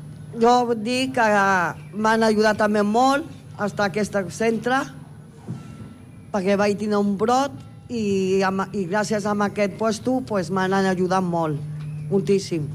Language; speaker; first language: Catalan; non-native, local second language; Spanish